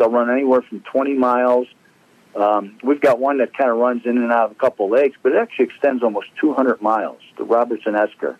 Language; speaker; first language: English; native; English